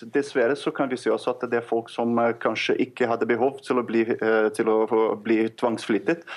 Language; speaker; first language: Norwegian; non-native, fluent; Portuguese